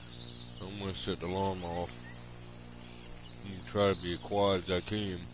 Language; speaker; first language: English; native; English